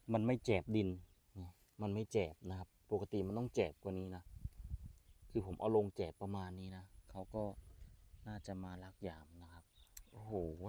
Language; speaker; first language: Thai; non-native, local second language; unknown